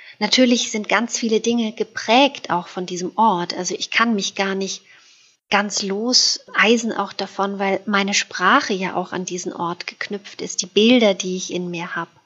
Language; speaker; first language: German; native; German